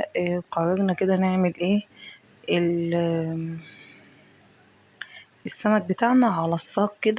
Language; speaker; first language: Arabic; native; Arabic